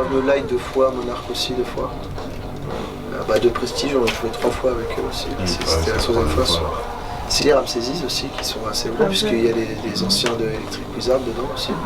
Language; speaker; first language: French; native; French